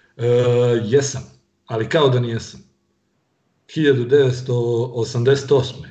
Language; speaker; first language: Serbian; native; Serbian